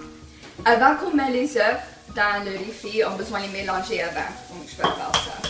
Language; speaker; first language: French; non-native, fluent; English